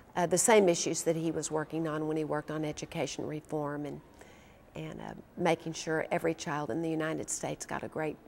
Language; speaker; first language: English; native; English